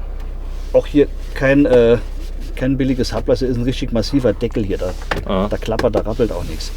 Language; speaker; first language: German; native; German